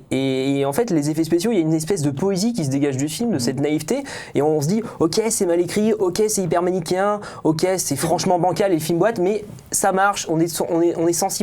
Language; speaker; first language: French; native; French